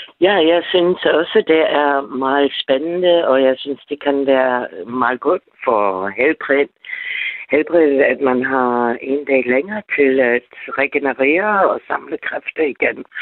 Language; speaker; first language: Danish; non-native, fluent; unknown